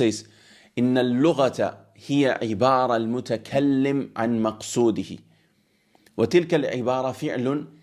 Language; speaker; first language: Arabic; non-native, fluent; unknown